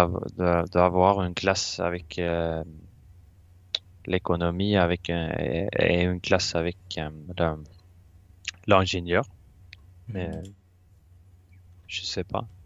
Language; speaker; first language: French; non-native, learner; Swedish